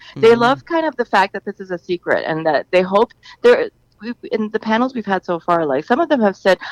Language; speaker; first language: English; native; English